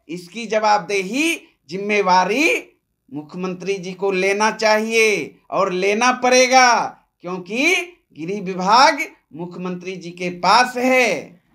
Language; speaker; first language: Hindi; native; Hindi